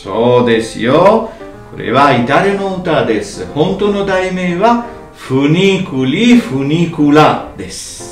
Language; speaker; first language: Japanese; non-native, fluent; Italian